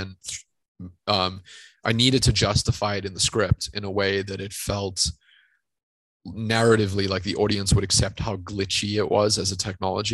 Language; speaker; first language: English; native; English